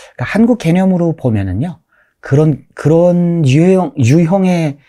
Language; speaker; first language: Korean; native; Korean